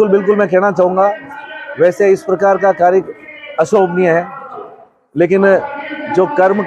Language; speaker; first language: Hindi; non-native, local second language; Marwari